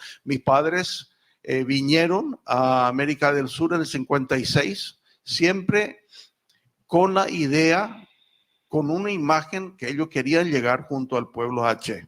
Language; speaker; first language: Spanish; early bilingual, other home language; Norwegian